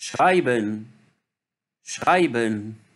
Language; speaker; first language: German; non-native, fluent; Arabic